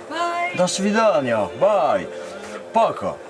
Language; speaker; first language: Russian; non-native, learner; French